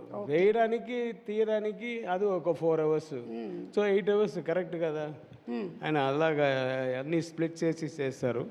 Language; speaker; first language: Telugu; non-native, learner; Tamil